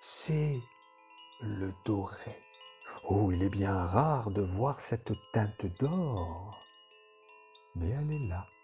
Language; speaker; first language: French; native; French